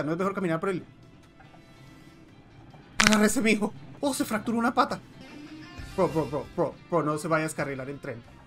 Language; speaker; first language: Spanish; native; Spanish